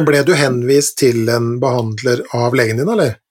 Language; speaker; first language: Norwegian; native; Norwegian